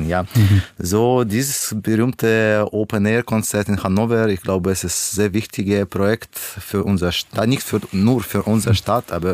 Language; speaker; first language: German; non-native, learner; Russian